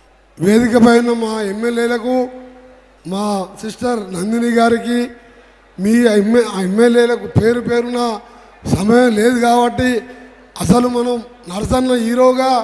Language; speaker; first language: Telugu; native; Telugu